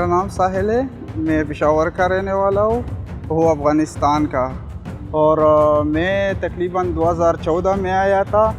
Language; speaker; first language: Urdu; non-native, local second language; Pashto